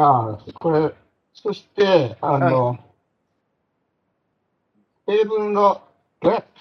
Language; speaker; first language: Japanese; non-native, fluent; Chinese